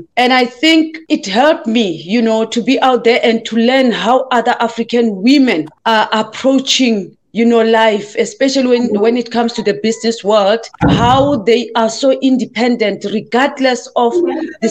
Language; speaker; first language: English; non-native, local second language; Southern Sotho